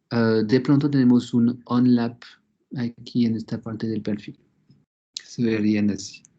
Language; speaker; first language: Spanish; non-native, fluent; French